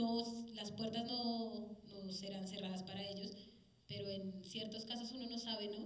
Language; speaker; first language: Spanish; native; Spanish